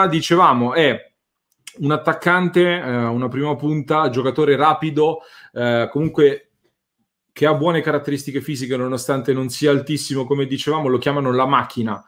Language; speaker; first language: Italian; native; Italian